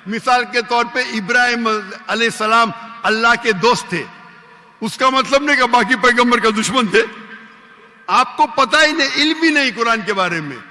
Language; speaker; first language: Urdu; non-native, local second language; Konkani